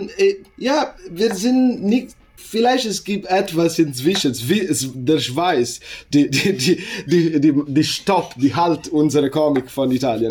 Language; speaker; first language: German; non-native, learner; Italian